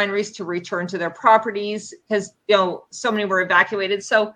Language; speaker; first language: English; native; English